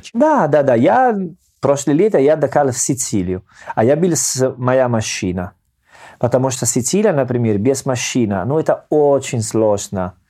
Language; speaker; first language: Russian; non-native, learner; Italian